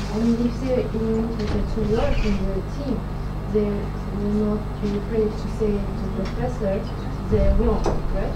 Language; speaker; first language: English; non-native, fluent; Russian